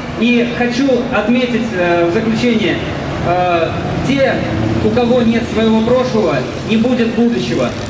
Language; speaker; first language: Russian; native; Russian